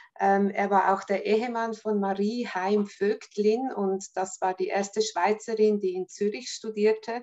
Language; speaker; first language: German; native; German